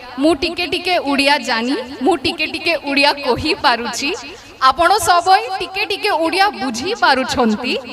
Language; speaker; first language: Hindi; non-native, local second language; Bangla